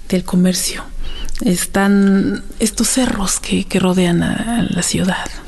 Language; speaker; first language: Spanish; native; Spanish